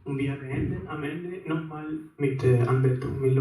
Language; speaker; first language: German; non-native, fluent; Spanish